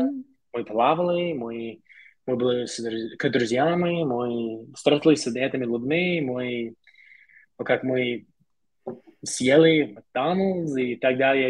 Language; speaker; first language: Russian; non-native, learner; English